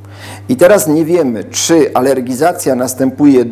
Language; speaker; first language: Polish; native; Polish